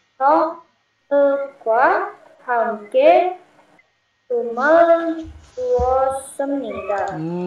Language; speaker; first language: Korean; non-native, learner; Indonesian